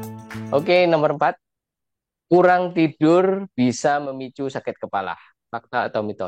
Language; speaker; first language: Indonesian; native; Indonesian